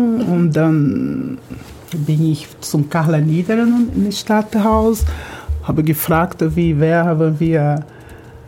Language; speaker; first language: German; non-native, fluent; Portuguese